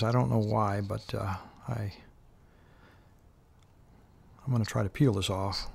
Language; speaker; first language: English; native; English